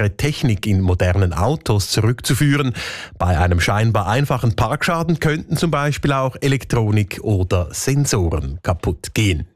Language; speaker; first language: German; native; German